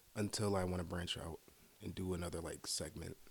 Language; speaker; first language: English; early bilingual, other home language; French